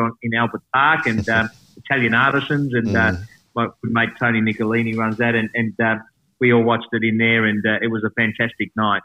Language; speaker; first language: English; native; English